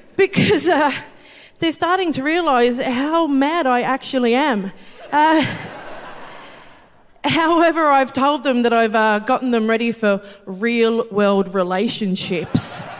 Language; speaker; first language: English; native; English